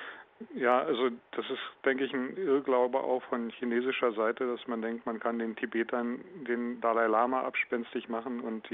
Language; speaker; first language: German; native; German